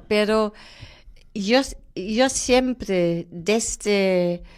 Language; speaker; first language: Spanish; non-native, fluent; German